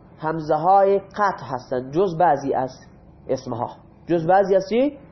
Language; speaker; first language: Persian; non-native, local second language; Baluchi